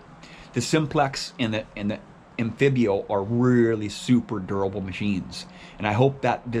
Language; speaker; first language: English; native; English